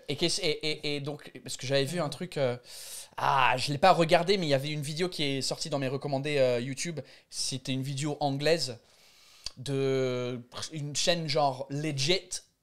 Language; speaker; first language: French; non-native, fluent; English